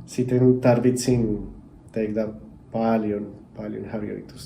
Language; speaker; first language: Finnish; non-native, learner; Spanish